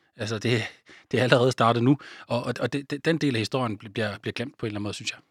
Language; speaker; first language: Danish; native; Danish